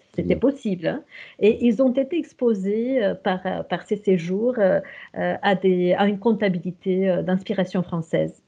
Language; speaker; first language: French; non-native, fluent; Romanian